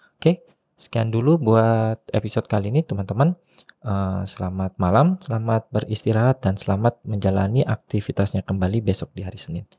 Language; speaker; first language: Indonesian; native; Indonesian